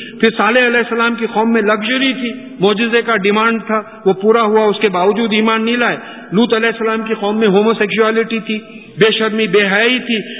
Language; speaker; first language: Urdu; native; Urdu